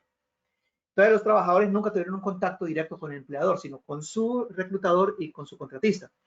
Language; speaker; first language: Spanish; native; Spanish